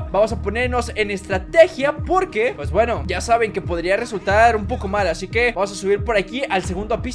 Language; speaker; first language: Spanish; native; Spanish